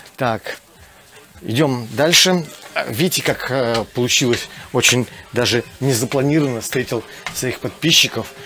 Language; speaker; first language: Russian; native; Russian